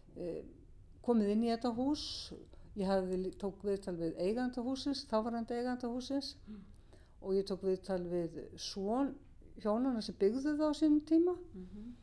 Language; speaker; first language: Icelandic; native; Icelandic